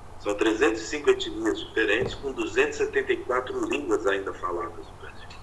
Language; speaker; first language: Portuguese; native; Portuguese